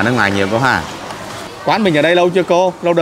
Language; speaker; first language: Vietnamese; native; Vietnamese